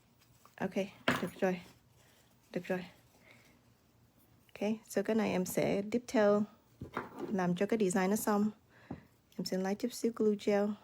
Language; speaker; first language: Vietnamese; early bilingual, heritage; Vietnamese